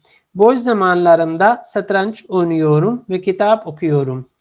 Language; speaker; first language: Turkish; non-native, fluent; Urdu